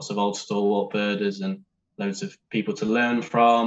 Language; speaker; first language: English; native; English